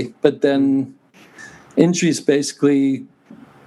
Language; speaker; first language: English; native; English